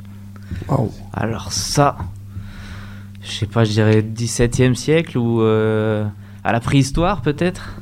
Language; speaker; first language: French; native; French